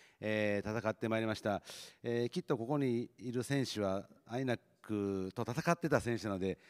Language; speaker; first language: Japanese; native; Japanese